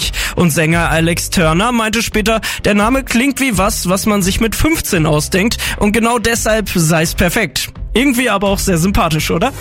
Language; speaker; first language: German; native; German